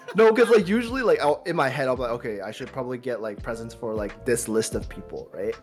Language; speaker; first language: English; early bilingual, other home language; Chinese